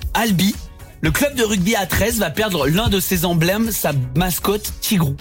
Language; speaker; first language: French; native; French